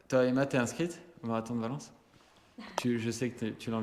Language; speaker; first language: French; native; French